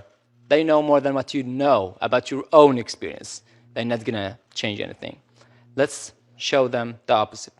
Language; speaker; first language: English; non-native, local second language; Arabic